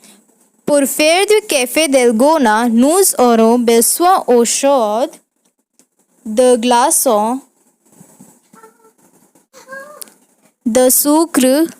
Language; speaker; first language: French; non-native, learner; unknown